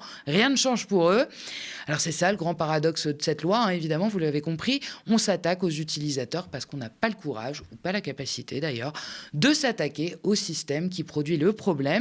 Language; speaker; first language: French; native; French